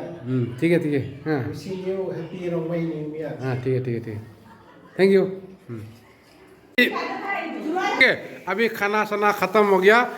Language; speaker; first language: Hindi; non-native, local second language; Rongmei Naga